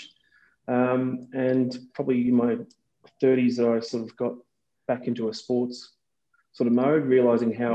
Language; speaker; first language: English; native; English